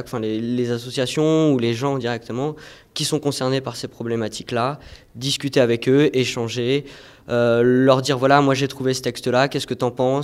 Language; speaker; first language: French; native; French